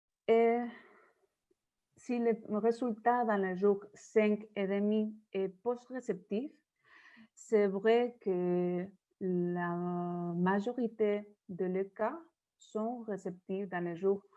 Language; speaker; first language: French; non-native, fluent; Spanish